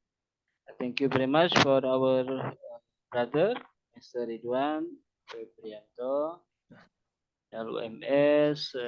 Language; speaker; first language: English; non-native, learner; Indonesian